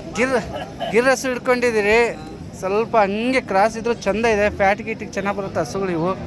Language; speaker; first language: Kannada; native; Kannada